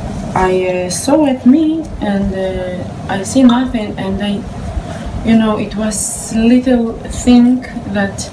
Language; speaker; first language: English; non-native, learner; Hebrew